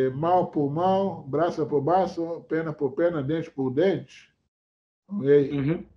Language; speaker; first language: Portuguese; non-native, fluent; Hebrew